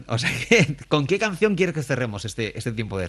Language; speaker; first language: Spanish; native; Spanish